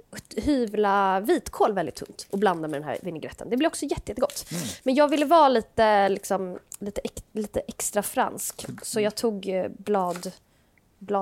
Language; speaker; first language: Swedish; native; Swedish